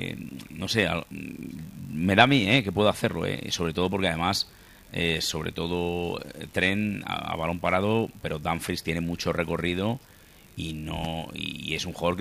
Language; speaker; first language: Spanish; native; Spanish